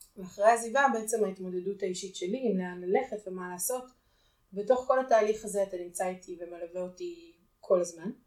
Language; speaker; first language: Hebrew; native; Hebrew